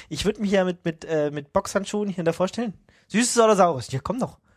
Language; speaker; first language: German; native; German